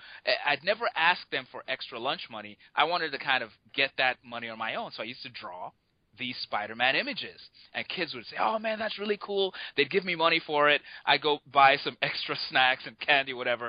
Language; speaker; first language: English; non-native, local second language; Yoruba